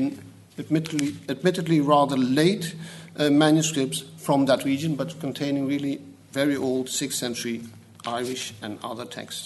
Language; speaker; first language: English; non-native, fluent; Dutch